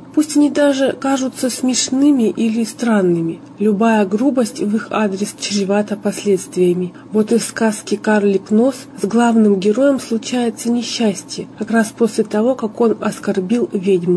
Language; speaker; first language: Russian; native; Russian